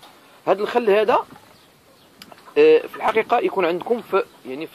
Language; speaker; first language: Arabic; native; Arabic